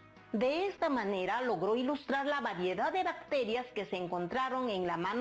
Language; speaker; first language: Spanish; native; Spanish